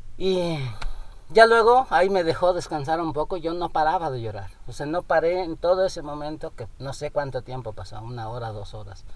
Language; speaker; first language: Spanish; non-native, local second language; Nahuatl languages